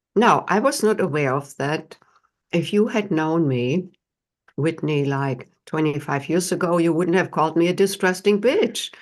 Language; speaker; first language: English; non-native, fluent; German